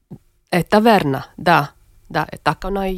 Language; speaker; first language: Russian; non-native, local second language; Latvian